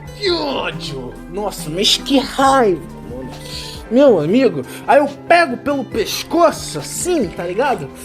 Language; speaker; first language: Portuguese; native; Portuguese